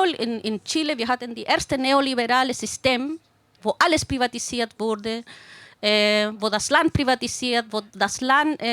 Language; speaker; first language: German; non-native, fluent; Spanish